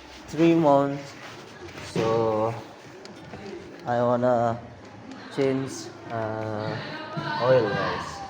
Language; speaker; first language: English; non-native, learner; Indonesian